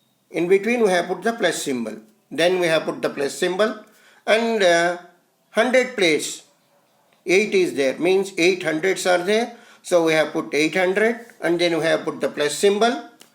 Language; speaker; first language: English; non-native, local second language; Telugu